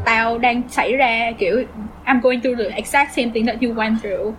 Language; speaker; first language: English; early bilingual, other home language; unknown